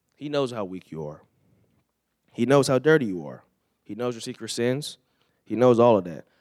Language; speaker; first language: English; native; English